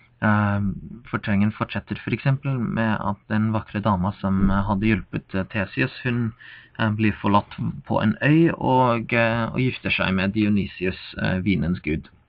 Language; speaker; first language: Norwegian; non-native, fluent; English